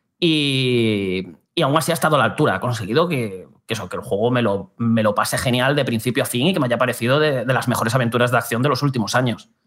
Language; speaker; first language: Spanish; native; Spanish